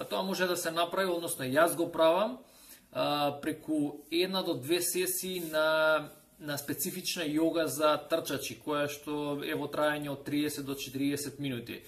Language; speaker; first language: Macedonian; native; Macedonian